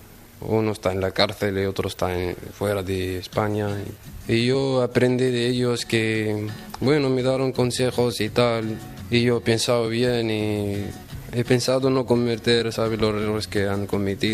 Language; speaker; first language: Spanish; non-native, fluent; Arabic